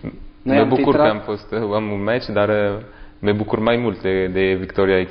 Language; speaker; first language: Romanian; non-native, learner; French